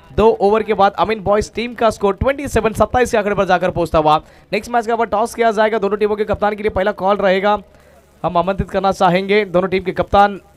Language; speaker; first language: Hindi; non-native, local second language; Marathi